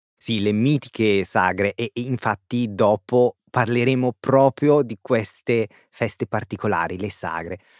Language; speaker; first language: Italian; native; Italian